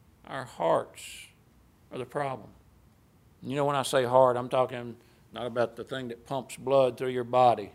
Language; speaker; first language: English; native; English